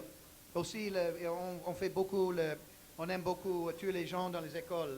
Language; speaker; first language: French; non-native, learner; English